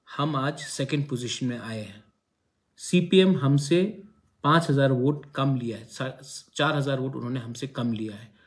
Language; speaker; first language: Hindi; non-native, local second language; Kok Borok